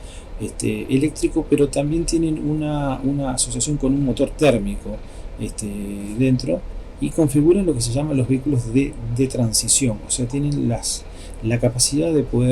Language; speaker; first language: Spanish; native; Spanish